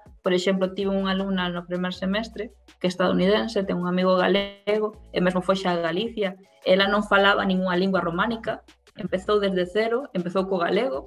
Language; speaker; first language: Galician; non-native, local second language; Spanish